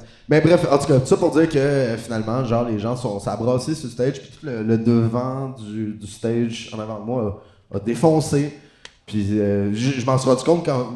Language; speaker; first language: French; native; French